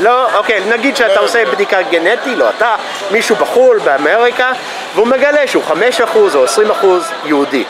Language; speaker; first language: Hebrew; non-native, fluent; English